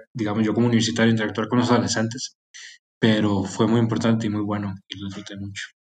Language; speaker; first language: Spanish; native; Spanish